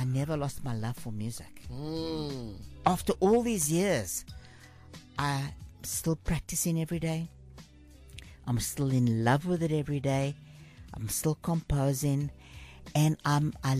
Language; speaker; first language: English; native; English